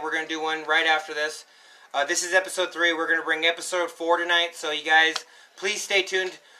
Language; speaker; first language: English; early bilingual, other home language; Spanish